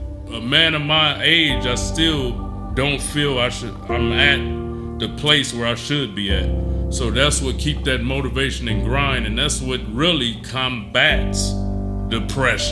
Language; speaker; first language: English; native; English